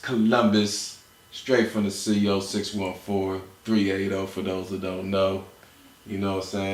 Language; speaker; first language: English; native; English